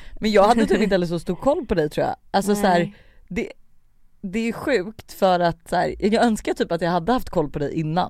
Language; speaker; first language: Swedish; native; Swedish